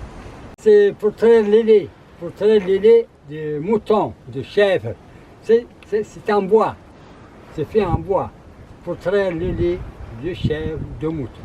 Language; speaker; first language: French; non-native, learner; Arabic